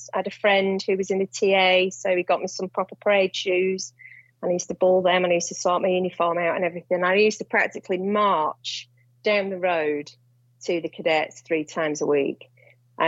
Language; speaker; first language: English; native; English